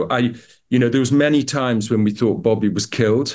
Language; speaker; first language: English; native; English